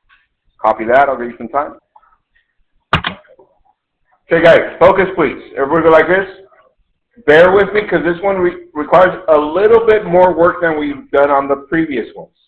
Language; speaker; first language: English; native; English